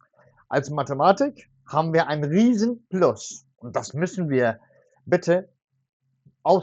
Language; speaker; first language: German; non-native, fluent; Turkish